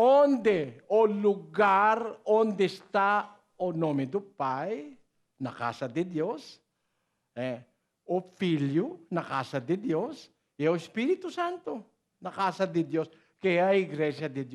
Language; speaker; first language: Portuguese; non-native, learner; Filipino